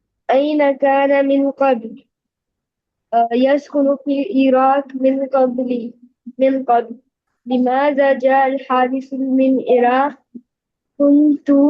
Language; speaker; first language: Arabic; non-native, learner; Urdu